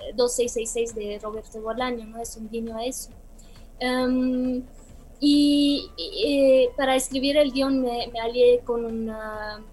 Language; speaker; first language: Spanish; non-native, fluent; Romanian